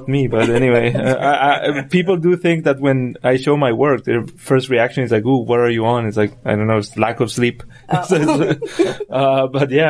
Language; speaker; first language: English; non-native, fluent; Spanish